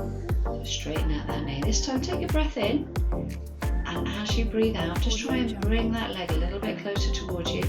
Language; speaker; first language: English; native; English